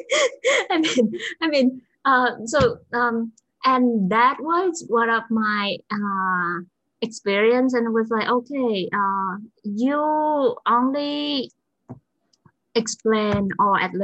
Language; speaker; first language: English; non-native, fluent; Vietnamese